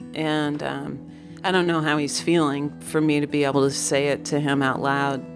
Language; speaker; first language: English; native; English